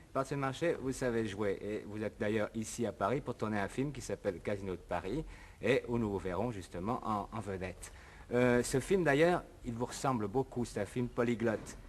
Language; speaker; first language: French; native; French